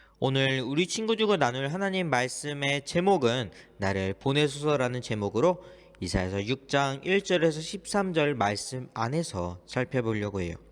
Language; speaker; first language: Korean; native; Korean